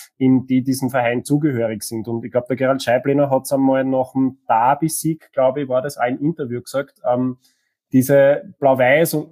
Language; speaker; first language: German; native; German